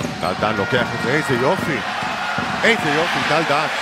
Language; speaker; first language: Hebrew; native; Hebrew